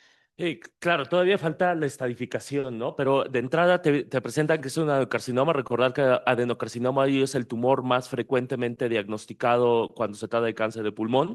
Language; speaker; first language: Spanish; native; Spanish